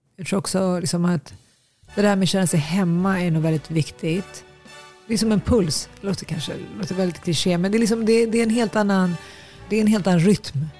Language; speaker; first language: Swedish; early bilingual, other home language; Tigrinya